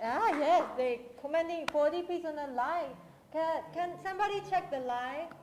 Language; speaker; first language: English; non-native, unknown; Burmese